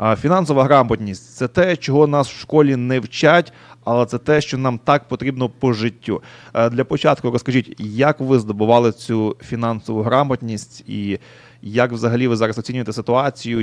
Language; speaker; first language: Ukrainian; native; Ukrainian